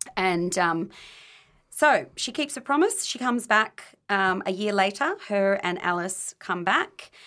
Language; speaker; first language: English; native; English